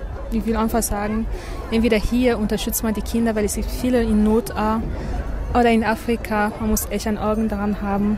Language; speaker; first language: German; non-native, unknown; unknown